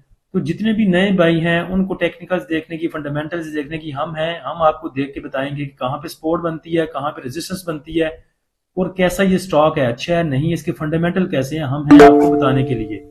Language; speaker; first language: Hindi; native; Hindi